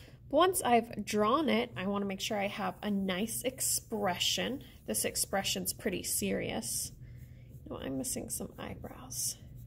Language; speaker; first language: English; native; English